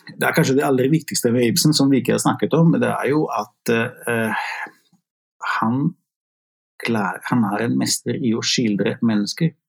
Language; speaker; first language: Norwegian; non-native, fluent; Italian